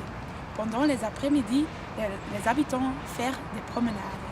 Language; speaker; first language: French; non-native, learner; Dutch